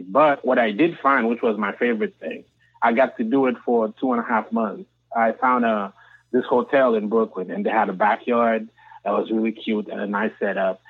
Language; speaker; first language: English; non-native, fluent; Haitian Creole